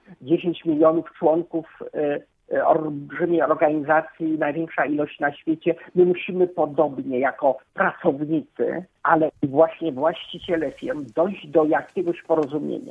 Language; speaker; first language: Polish; native; Polish